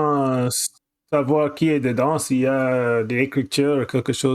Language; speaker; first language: French; non-native, fluent; English